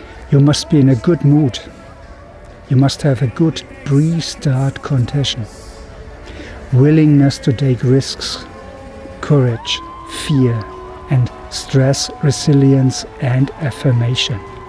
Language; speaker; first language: English; non-native, fluent; German